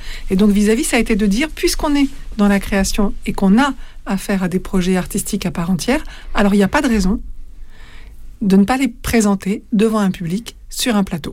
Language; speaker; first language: French; native; French